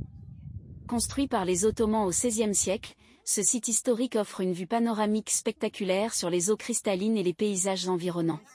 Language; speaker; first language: French; native; French